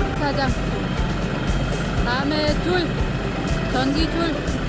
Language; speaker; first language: Korean; non-native, learner; Vietnamese